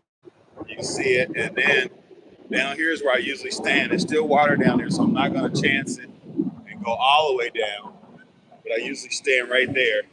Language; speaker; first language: English; native; English